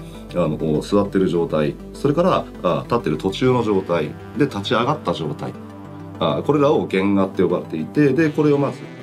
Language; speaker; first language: Japanese; native; Japanese